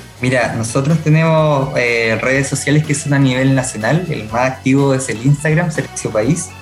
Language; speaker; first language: Spanish; native; Spanish